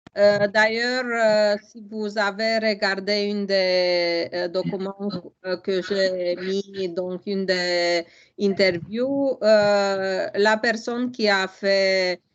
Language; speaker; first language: French; non-native, fluent; Romanian